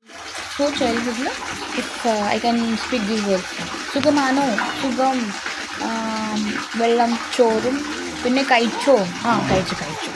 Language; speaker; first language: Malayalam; non-native, local second language; Telugu